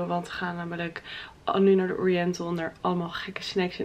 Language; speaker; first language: Dutch; native; Dutch